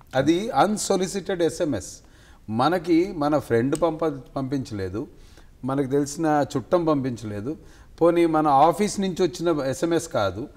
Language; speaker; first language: Telugu; native; Telugu